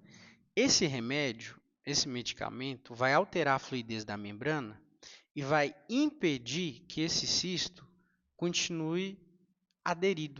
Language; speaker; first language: Portuguese; native; Portuguese